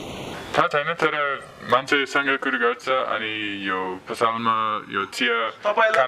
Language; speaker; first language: Nepali; non-native, learner; English